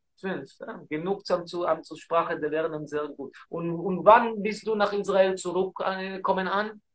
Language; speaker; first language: German; non-native, learner; Hebrew